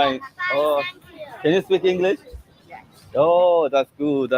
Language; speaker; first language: English; non-native, fluent; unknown